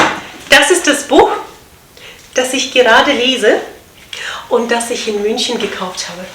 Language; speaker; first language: German; non-native, fluent; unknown